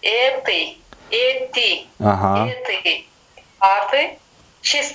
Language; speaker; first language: Russian; non-native, learner; Kyrgyz